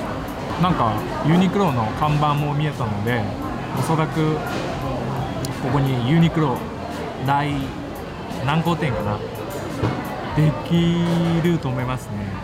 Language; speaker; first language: Japanese; non-native, fluent; Vietnamese